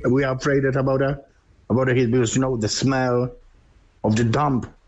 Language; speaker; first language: English; non-native, learner; Polish